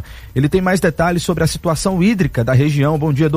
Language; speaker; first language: Portuguese; native; Portuguese